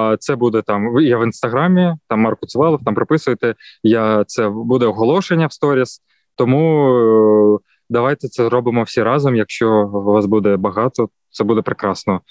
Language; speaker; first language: Ukrainian; non-native, local second language; Russian